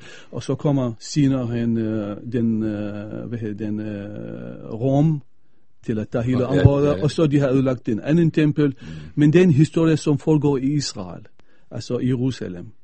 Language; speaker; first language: Danish; non-native, fluent; Arabic